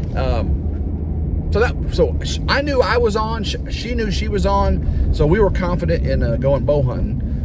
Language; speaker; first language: English; native; English